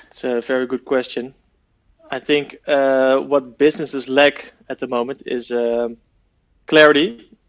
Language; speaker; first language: English; non-native, fluent; Dutch